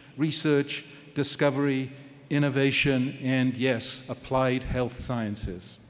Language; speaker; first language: English; native; English